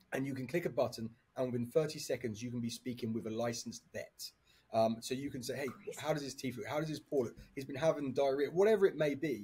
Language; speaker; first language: English; native; English